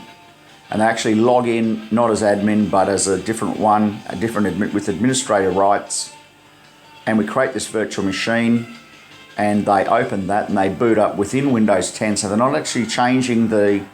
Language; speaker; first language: English; native; English